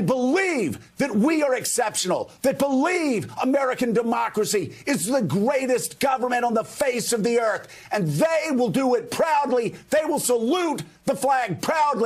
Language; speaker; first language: English; native; English